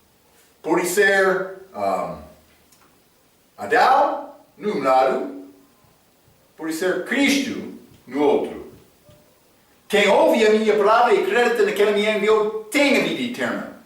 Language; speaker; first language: Portuguese; non-native, fluent; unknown